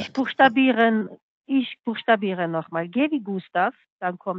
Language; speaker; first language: German; non-native, fluent; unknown